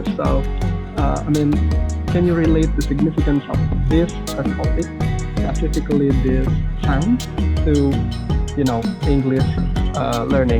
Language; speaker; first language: English; non-native, fluent; Indonesian